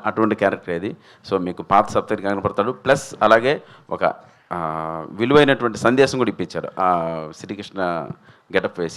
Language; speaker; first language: Telugu; native; Telugu